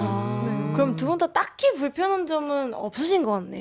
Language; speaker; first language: Korean; native; Korean